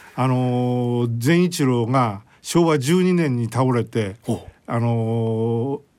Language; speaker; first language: Japanese; native; Japanese